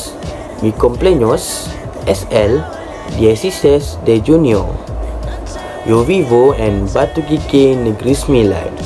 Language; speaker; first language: Spanish; non-native, learner; Malay